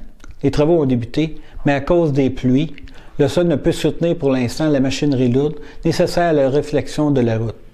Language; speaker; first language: French; native; French